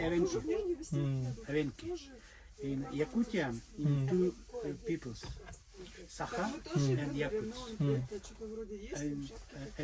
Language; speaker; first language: English; non-native, learner; Russian